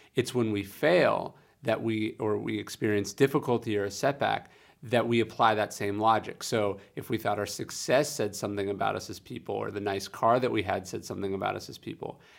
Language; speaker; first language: English; native; English